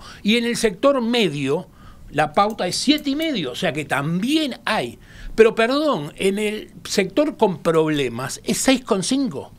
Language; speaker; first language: Spanish; native; Spanish